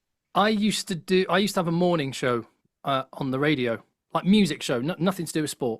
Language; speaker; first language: English; native; English